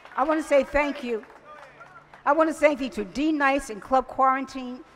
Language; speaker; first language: English; native; English